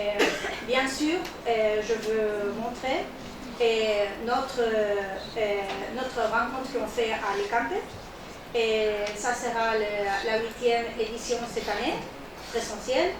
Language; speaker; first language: French; non-native, learner; Spanish